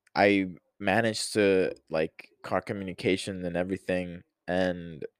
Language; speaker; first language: English; non-native, fluent; Spanish